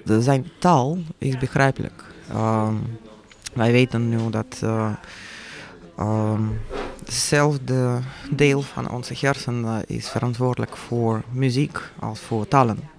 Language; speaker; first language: Dutch; non-native, fluent; Russian